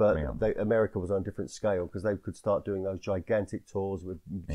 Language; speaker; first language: English; native; English